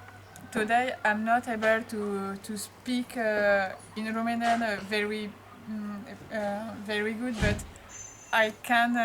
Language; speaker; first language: English; non-native, learner; French